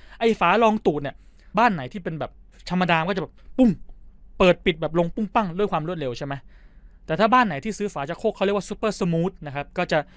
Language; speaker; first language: Thai; native; Thai